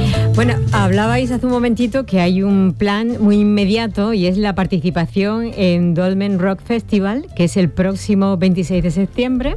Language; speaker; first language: Spanish; native; Spanish